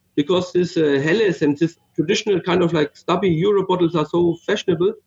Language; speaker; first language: English; non-native, fluent; German